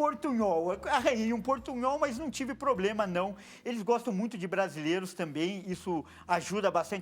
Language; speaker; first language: Portuguese; native; Portuguese